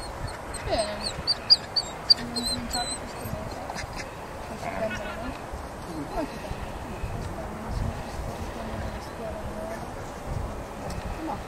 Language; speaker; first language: Italian; non-native, local second language; Slovenian